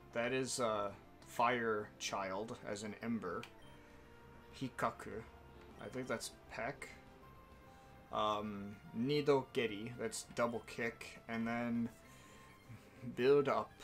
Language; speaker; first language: English; native; English